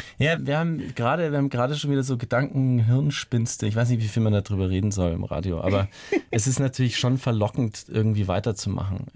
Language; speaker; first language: German; native; German